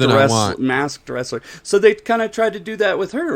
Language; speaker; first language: English; native; English